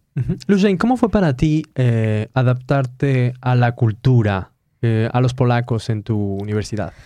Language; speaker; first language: Spanish; native; Spanish